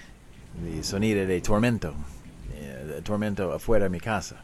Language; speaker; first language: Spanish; non-native, learner; English